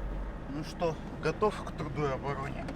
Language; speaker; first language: Russian; native; Russian